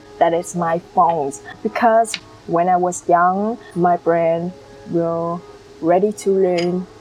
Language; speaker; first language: English; non-native, learner; Vietnamese